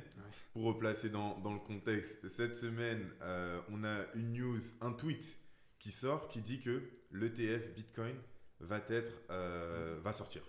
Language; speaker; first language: French; native; French